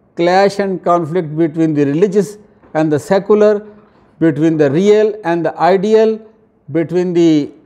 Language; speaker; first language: English; non-native, local second language; Urdu